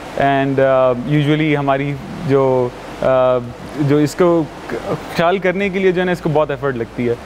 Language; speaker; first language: Urdu; native; Urdu